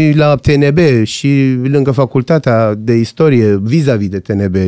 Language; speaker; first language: Romanian; non-native, fluent; Persian